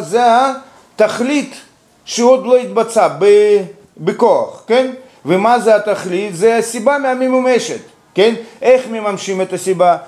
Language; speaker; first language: Hebrew; non-native, fluent; Russian